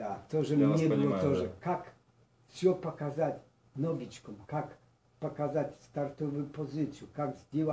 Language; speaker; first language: Russian; non-native, learner; Polish